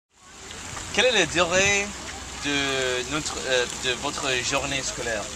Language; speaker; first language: French; non-native, learner; English